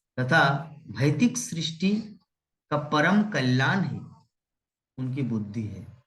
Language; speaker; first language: Hindi; non-native, local second language; Bangla